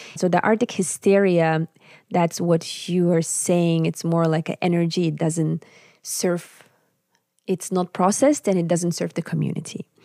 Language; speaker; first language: English; non-native, fluent; Russian